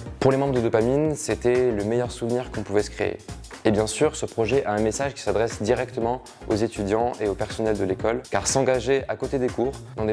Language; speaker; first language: French; native; French